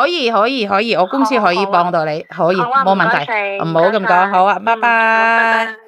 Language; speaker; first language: Cantonese; non-native, fluent; Indonesian